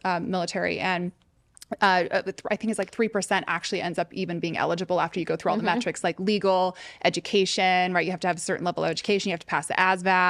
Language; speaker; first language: English; native; English